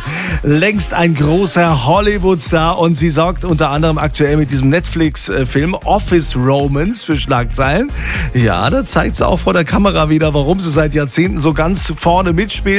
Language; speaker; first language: German; native; German